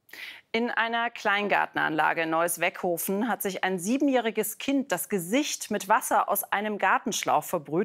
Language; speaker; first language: German; native; German